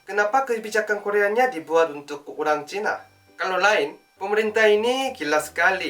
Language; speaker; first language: Indonesian; non-native, learner; Korean